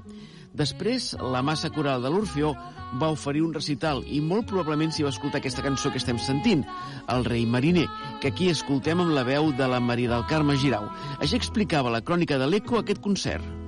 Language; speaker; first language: Catalan; native; Catalan